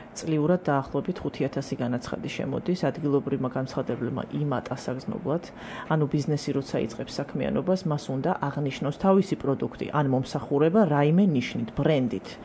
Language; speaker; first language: Georgian; native; Georgian